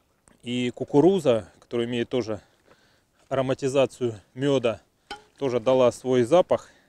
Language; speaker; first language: Russian; native; Russian